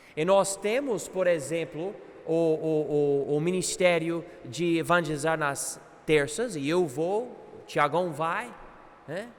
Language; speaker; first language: Portuguese; non-native, fluent; English